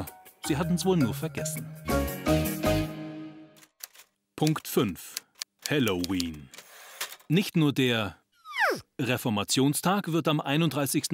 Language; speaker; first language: German; native; German